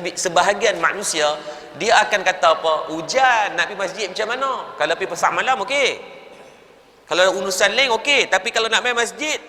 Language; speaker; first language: Malay; native; Malay